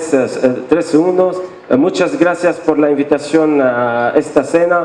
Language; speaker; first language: Spanish; non-native, fluent; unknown